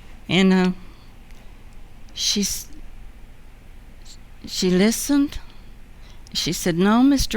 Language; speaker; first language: English; native; English